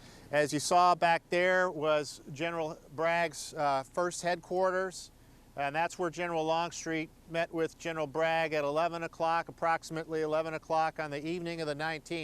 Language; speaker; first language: English; native; English